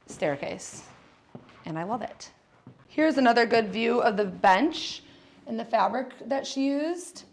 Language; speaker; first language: English; native; English